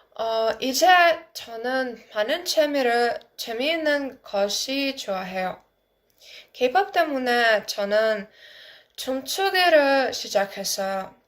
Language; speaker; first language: Korean; non-native, learner; Ukrainian